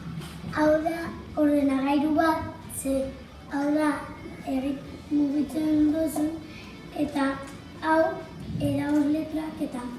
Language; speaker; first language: Basque; non-native, local second language; Spanish